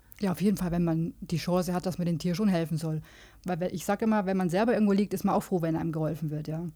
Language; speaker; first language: German; native; German